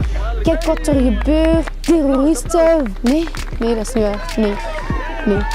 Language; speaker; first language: Dutch; non-native, local second language; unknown